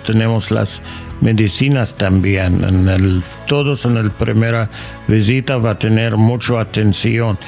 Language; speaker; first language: Spanish; non-native, fluent; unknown